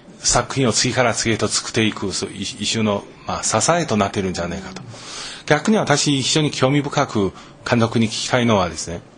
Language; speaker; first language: Japanese; non-native, fluent; Chinese